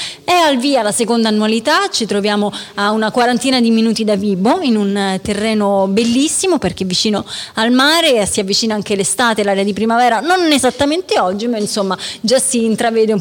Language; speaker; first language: Italian; native; Italian